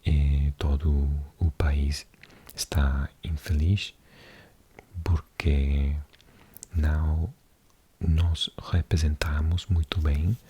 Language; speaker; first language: Portuguese; non-native, learner; English